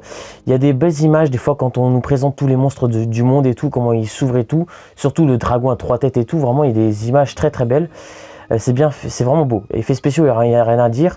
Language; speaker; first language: French; native; French